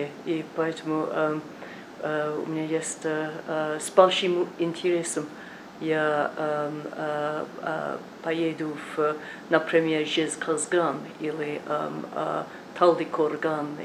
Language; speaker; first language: Russian; non-native, learner; English